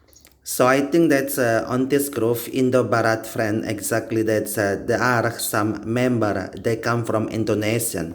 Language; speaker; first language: English; non-native, learner; Indonesian